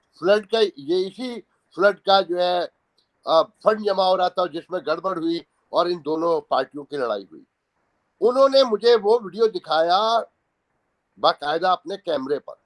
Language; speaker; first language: Urdu; native; Urdu